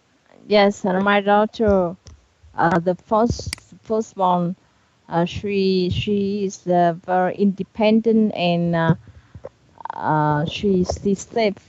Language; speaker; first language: English; non-native, learner; Vietnamese